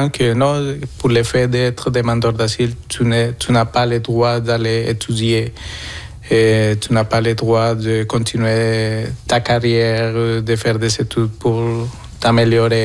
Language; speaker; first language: French; non-native, fluent; Spanish